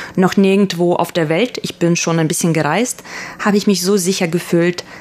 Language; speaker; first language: German; early bilingual, other home language; Russian